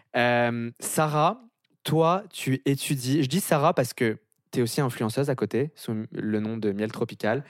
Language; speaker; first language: French; native; French